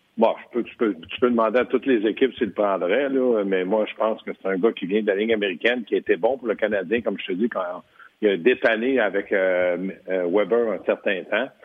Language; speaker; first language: French; native; French